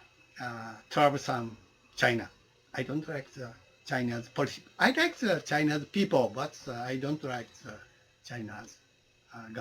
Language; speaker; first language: English; non-native, learner; Japanese